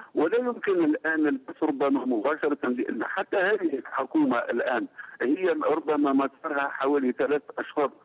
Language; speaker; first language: Arabic; native; Arabic